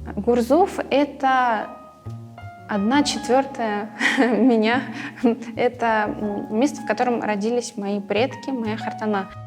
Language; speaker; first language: Russian; early bilingual, other home language; Crimean Tatar